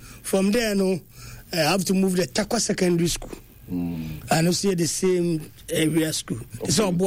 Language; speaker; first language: English; non-native, local second language; Akan